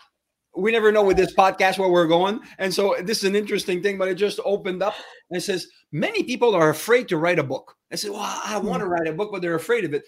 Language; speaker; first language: English; non-native, fluent; French